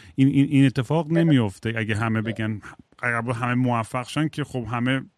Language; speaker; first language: Persian; native; Persian